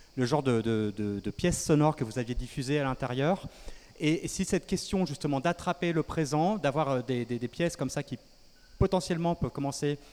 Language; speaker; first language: French; native; French